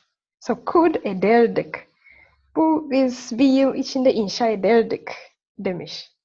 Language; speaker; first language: Turkish; non-native, fluent; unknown